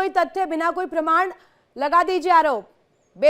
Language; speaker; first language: Hindi; native; Hindi